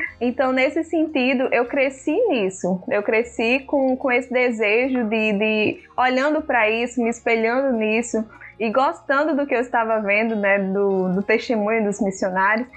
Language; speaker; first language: Portuguese; early bilingual, other home language; Upper Guinea Crioulo